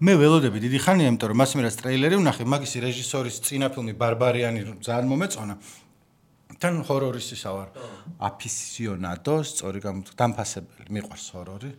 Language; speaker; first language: Georgian; native; Georgian